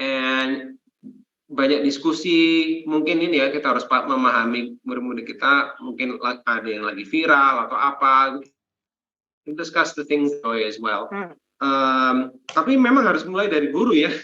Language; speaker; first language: Indonesian; non-native, fluent; English